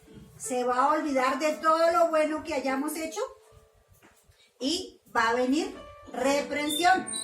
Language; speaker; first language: Spanish; native; Spanish